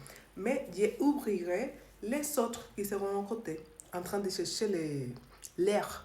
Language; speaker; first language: French; non-native, learner; Spanish